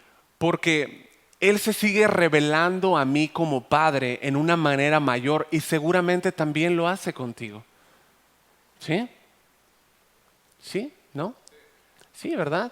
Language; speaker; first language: Spanish; native; Spanish